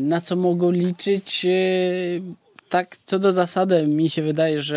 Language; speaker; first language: Polish; non-native, fluent; Albanian